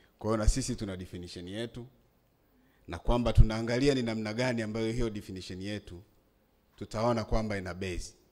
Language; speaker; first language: Swahili; native; Swahili